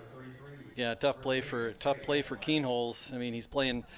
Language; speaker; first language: English; native; English